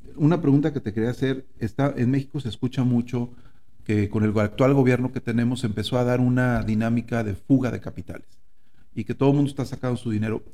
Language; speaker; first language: Spanish; native; Spanish